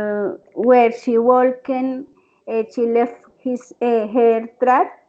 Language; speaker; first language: English; non-native, learner; Spanish